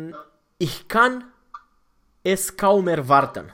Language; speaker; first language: German; non-native, fluent; Romanian